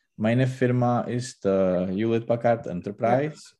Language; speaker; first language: German; non-native, learner; Czech